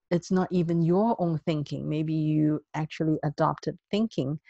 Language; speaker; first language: English; non-native, local second language; Cantonese